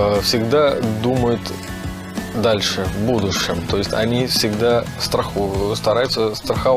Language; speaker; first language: Russian; non-native, fluent; Tamil